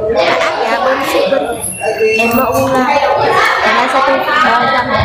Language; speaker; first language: Indonesian; non-native, learner; Vietnamese